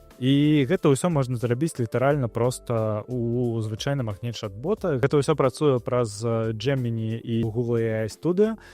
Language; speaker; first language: Belarusian; non-native, local second language; Russian